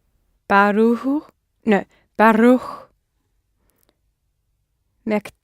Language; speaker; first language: Arabic; non-native, learner; English